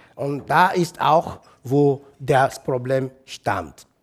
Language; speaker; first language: German; non-native, fluent; Igbo